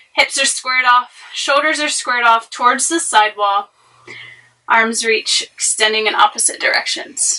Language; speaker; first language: English; native; English